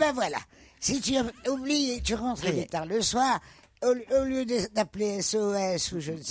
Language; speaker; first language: French; native; French